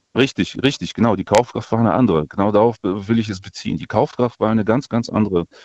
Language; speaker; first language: German; non-native, fluent; Russian